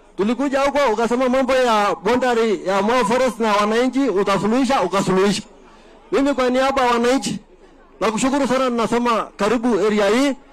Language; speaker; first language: Swahili; non-native, local second language; Masai